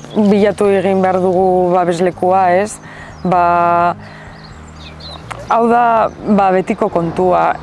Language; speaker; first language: Basque; non-native, local second language; Spanish